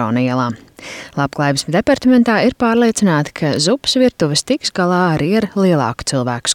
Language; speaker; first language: Latvian; native; Latvian